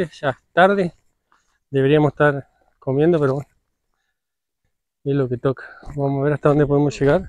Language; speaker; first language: Spanish; native; Spanish